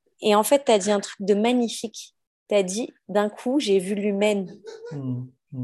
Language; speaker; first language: French; native; French